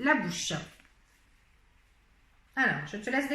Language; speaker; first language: French; native; French